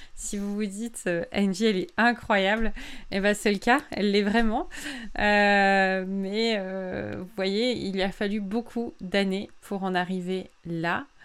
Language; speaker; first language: French; native; French